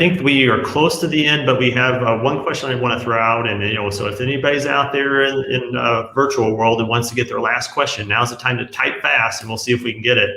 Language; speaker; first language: English; native; English